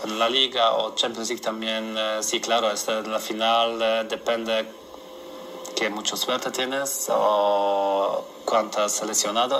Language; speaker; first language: Spanish; non-native, learner; Polish